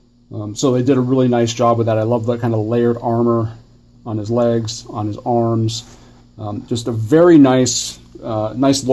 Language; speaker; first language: English; native; English